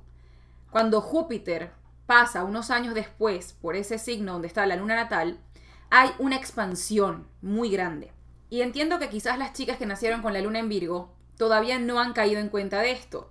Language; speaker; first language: Spanish; native; Spanish